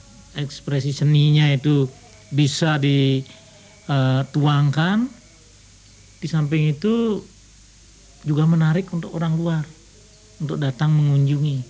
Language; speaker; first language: Indonesian; native; Indonesian